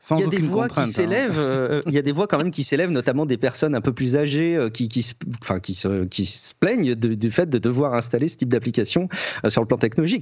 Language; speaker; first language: French; native; French